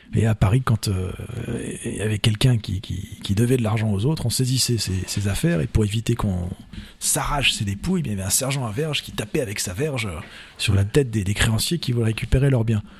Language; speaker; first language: French; native; French